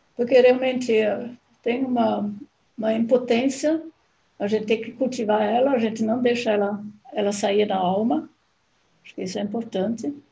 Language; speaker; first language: Portuguese; non-native, fluent; German